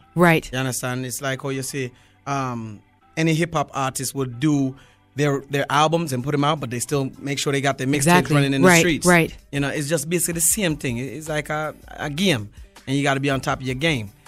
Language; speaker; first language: English; native; English